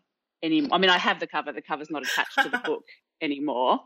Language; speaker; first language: English; native; English